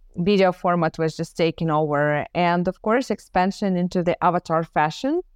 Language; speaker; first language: English; non-native, fluent; Ukrainian